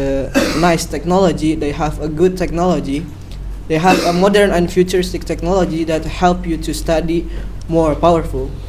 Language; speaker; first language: English; non-native, learner; Indonesian